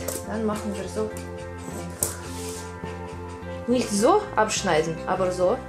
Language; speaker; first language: German; non-native, learner; Russian